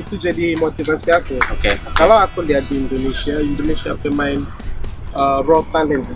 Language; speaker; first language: Indonesian; non-native, fluent; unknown